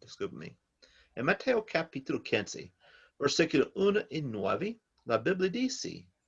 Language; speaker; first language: Spanish; non-native, learner; English